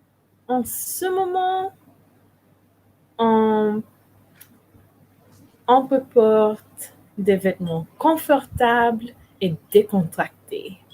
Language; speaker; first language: French; non-native, learner; English